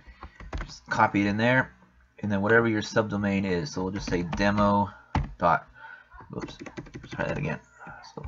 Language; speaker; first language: English; native; English